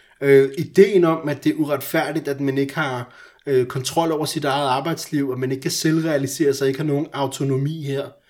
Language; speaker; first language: Danish; early bilingual, other home language; Persian